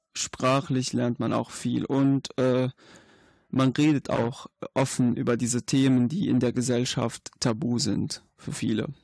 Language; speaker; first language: German; non-native, fluent; Arabic